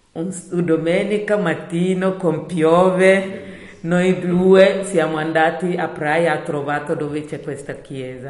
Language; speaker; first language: Italian; non-native, learner; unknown